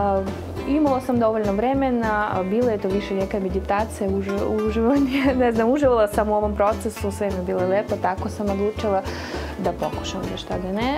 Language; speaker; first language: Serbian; non-native, fluent; Russian